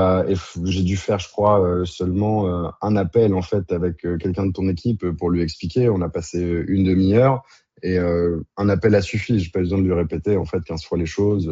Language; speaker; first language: French; native; French